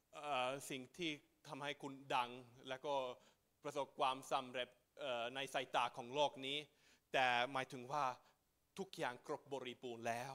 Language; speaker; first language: Thai; non-native, fluent; Finnish